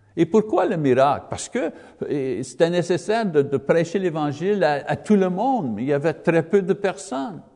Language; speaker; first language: French; non-native, learner; English